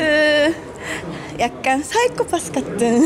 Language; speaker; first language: Korean; non-native, fluent; Japanese